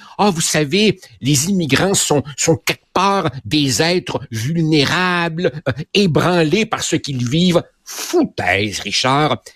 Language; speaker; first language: French; native; French